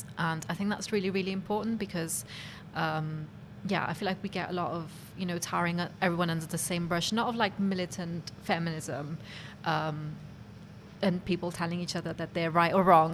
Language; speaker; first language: English; native; English